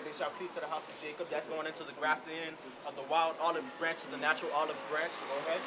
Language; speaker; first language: English; native; English